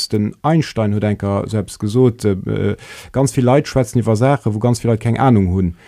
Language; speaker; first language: Luxembourgish; native; Luxembourgish